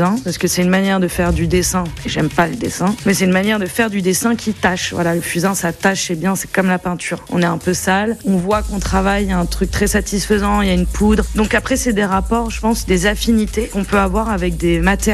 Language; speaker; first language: French; native; French